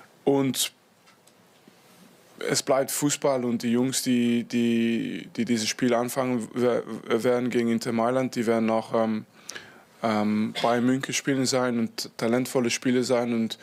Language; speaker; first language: German; non-native, fluent; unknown